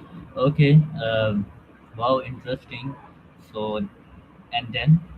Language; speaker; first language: English; non-native, learner; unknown